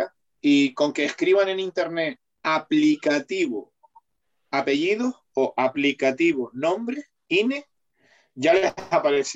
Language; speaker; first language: Spanish; native; Spanish